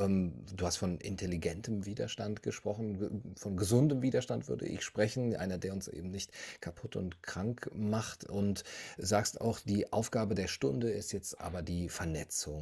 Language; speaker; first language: German; native; German